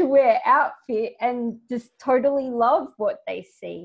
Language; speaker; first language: English; native; English